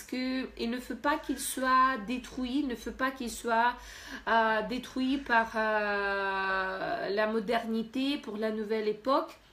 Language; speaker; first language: French; non-native, fluent; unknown